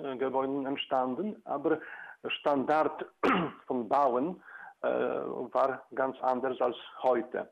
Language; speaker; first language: German; non-native, fluent; Polish